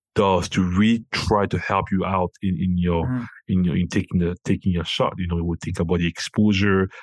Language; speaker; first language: English; non-native, local second language; French